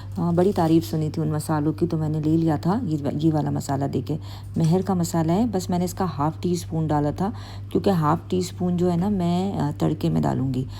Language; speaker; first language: Urdu; native; Urdu